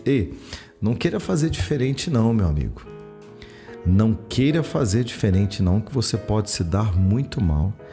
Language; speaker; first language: Portuguese; native; Portuguese